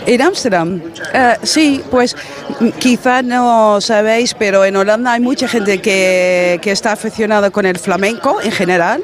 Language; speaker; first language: Spanish; non-native, fluent; Dutch